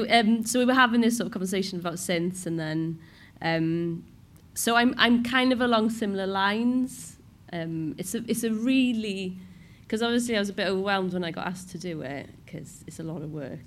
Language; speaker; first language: English; non-native, local second language; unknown